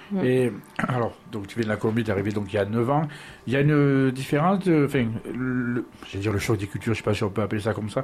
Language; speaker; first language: French; native; French